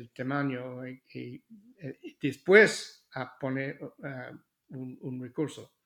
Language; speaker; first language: Spanish; non-native, learner; English